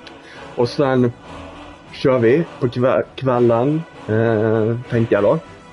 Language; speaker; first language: Swedish; native; Swedish